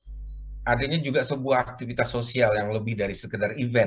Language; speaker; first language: Indonesian; native; Indonesian